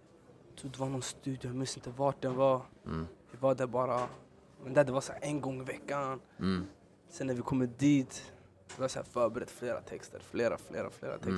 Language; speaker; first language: Swedish; early bilingual, other home language; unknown